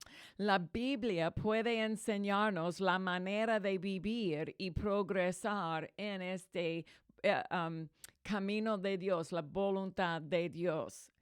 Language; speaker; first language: Spanish; non-native, fluent; English